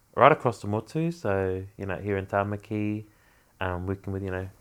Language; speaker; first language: English; native; English